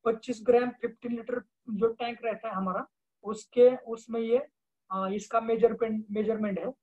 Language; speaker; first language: Hindi; non-native, local second language; Marathi